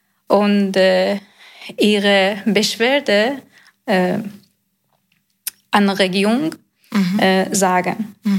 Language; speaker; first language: German; non-native, learner; Persian